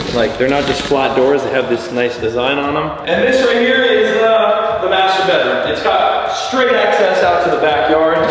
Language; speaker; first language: English; native; English